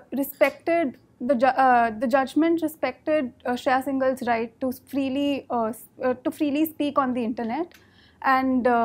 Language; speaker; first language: English; non-native, local second language; Hindi